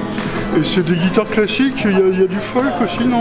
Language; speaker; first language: French; native; French